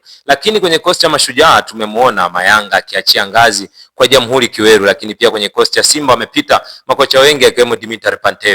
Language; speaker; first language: Swahili; native; Swahili